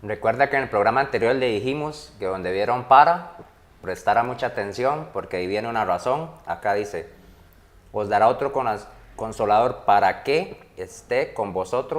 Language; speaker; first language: Spanish; native; Spanish